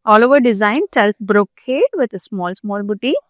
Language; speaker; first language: English; non-native, local second language; Telugu